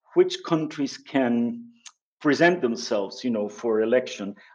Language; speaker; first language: English; non-native, fluent; Spanish